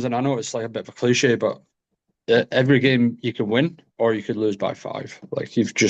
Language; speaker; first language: English; native; English